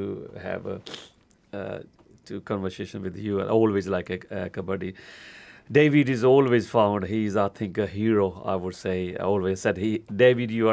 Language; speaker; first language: English; non-native, local second language; Punjabi